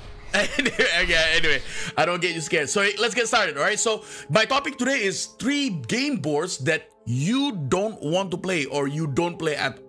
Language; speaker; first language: English; non-native, fluent; Indonesian